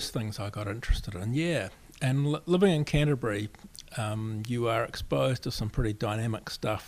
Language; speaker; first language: English; native; English